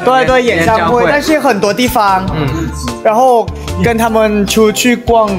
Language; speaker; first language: Chinese; non-native, learner; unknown